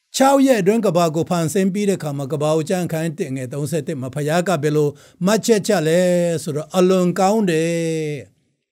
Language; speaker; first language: Burmese; non-native, local second language; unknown